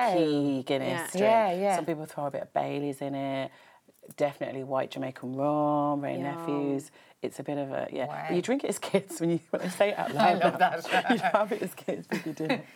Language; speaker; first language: English; native; English